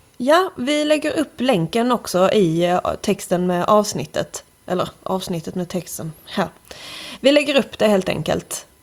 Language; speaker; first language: Swedish; native; Swedish